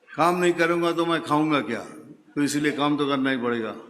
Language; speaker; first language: Hindi; non-native, local second language; Bangla